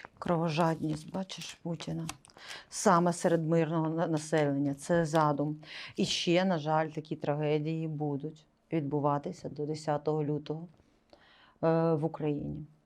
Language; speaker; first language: Ukrainian; non-native, local second language; Russian